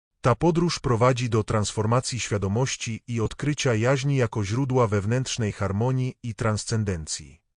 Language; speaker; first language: Polish; native; Polish